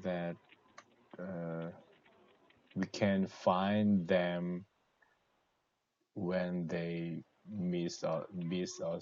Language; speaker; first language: English; non-native, learner; Korean